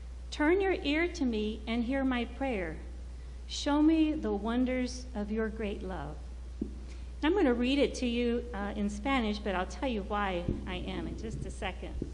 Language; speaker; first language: English; early bilingual, other home language; Spanish